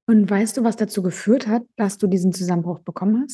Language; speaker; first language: German; native; German